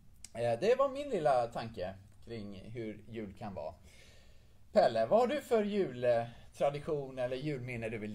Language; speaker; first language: Swedish; native; Swedish